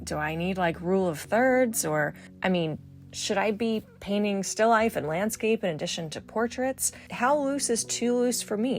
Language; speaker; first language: English; native; English